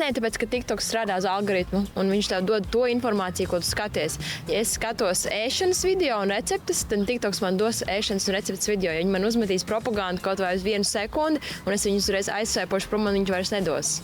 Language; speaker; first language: Latvian; native; Latvian